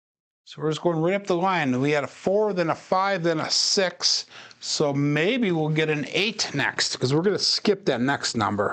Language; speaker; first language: English; native; English